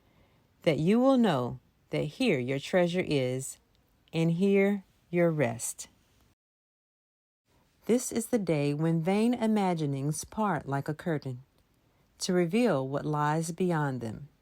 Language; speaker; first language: English; native; English